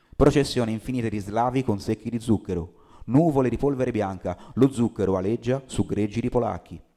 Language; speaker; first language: Italian; native; Italian